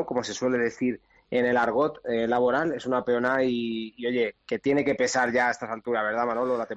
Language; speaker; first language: Spanish; native; Spanish